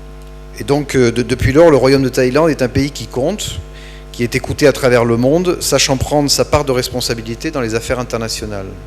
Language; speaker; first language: French; native; French